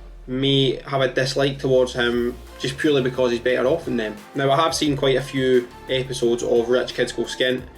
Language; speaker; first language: English; native; English